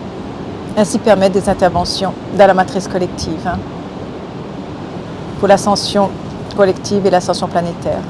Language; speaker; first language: French; native; French